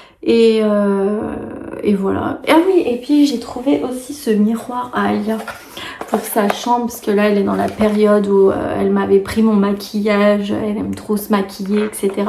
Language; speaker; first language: French; native; French